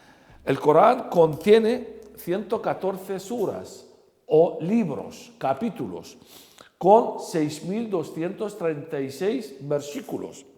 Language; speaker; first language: Spanish; non-native, fluent; Arabic